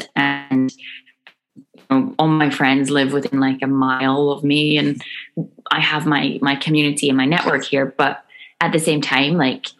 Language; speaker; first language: English; native; English